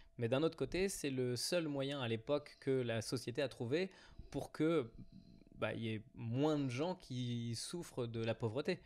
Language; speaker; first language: French; native; French